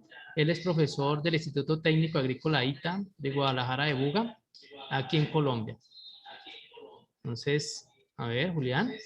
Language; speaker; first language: Spanish; native; Spanish